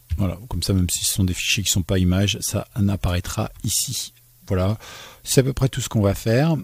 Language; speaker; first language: French; native; French